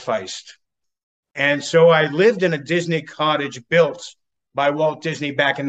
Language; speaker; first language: English; native; English